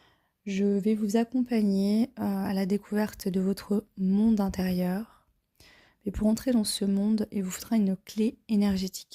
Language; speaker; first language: French; native; French